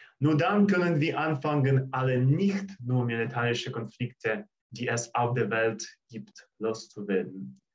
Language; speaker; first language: German; non-native, fluent; Russian